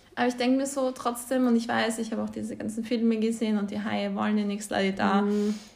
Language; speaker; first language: German; early bilingual, other home language; Croatian